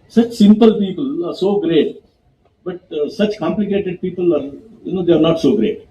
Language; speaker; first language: English; non-native, local second language; Kannada